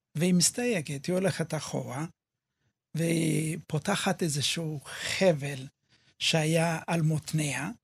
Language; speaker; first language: Hebrew; early bilingual, other home language; Amharic